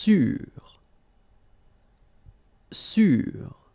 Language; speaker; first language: French; native; French